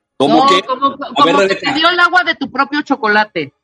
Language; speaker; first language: Spanish; native; Spanish